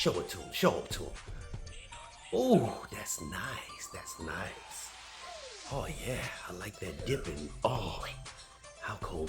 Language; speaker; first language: English; native; English